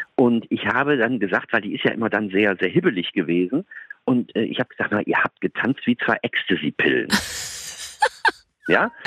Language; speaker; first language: German; native; German